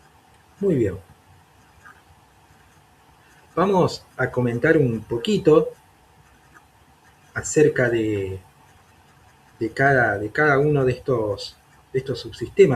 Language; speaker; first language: Spanish; native; Spanish